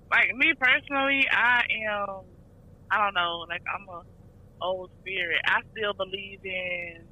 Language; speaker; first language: English; native; English